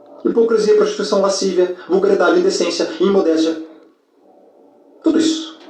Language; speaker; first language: Portuguese; native; Portuguese